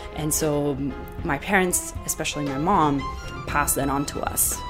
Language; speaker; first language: English; non-native, fluent; Italian